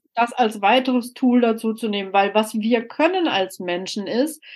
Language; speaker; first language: German; native; German